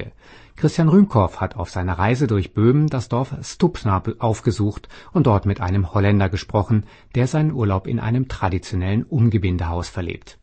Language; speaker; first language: German; native; German